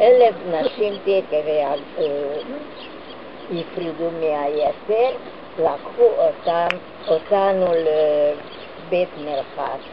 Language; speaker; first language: Hebrew; non-native, fluent; Hungarian